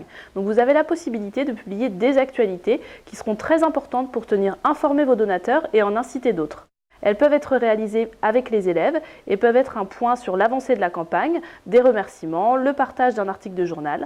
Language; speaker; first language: French; native; French